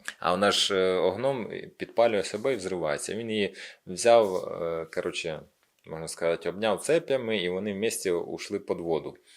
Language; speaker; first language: Ukrainian; non-native, local second language; Russian